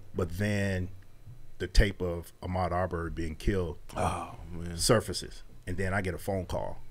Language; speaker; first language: English; native; English